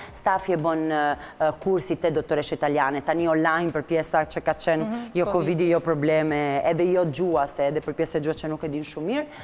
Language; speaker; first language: Albanian; non-native, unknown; Italian